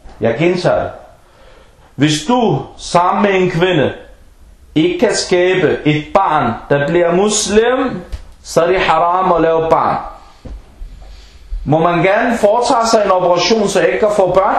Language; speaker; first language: Danish; non-native, fluent; Arabic